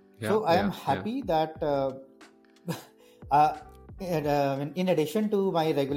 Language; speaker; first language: English; non-native, local second language; Hindi